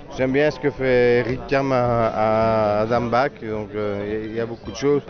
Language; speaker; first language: French; native; French